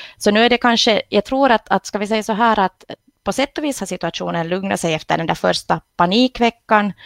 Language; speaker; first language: Swedish; native; Swedish